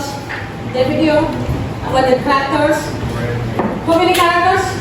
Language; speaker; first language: English; non-native, fluent; Indonesian